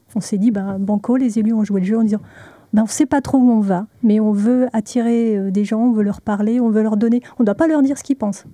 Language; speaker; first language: French; non-native, fluent; Spanish